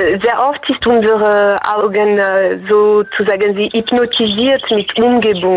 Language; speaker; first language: German; non-native, fluent; French